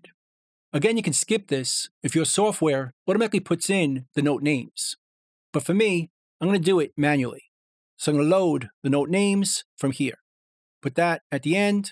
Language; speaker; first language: English; native; English